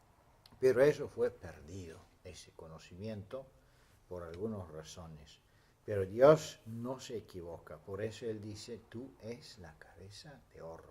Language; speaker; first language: Spanish; non-native, fluent; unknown